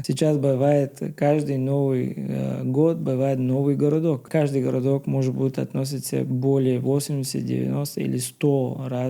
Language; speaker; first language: Russian; non-native, learner; Bulgarian